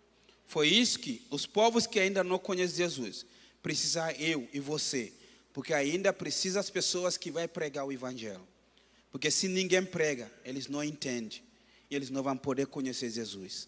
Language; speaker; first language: Portuguese; non-native, fluent; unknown